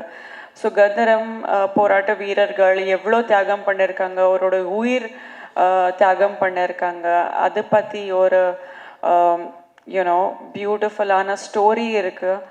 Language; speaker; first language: Tamil; non-native, learner; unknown